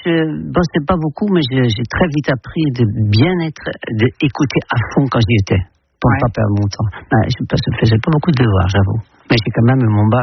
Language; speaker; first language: French; non-native, fluent; Dutch